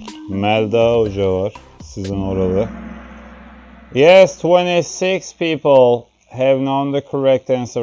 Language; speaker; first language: English; non-native, fluent; Turkish